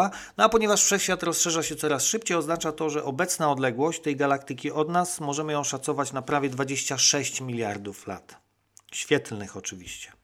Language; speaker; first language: Polish; native; Polish